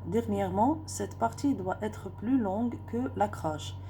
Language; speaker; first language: French; non-native, local second language; Arabic